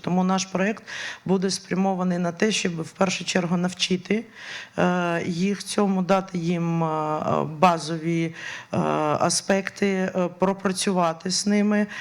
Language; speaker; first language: Ukrainian; native; Ukrainian